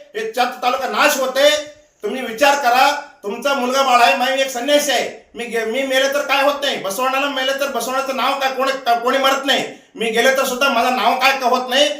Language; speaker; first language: Marathi; non-native, local second language; Kannada